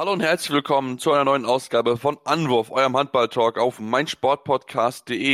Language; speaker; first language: German; native; German